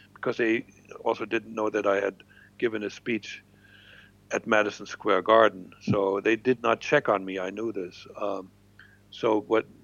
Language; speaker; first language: English; non-native, fluent; German